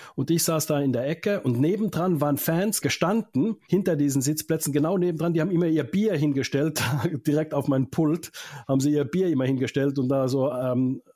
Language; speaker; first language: German; non-native, fluent; Finnish